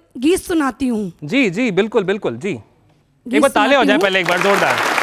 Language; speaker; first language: Hindi; native; Hindi